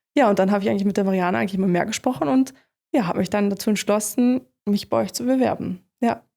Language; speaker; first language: German; native; German